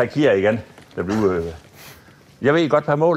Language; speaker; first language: Danish; native; Danish